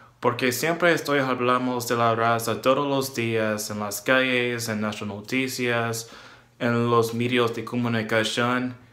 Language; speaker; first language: Spanish; non-native, learner; English